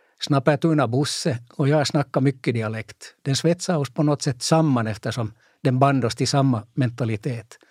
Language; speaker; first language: Swedish; native; Swedish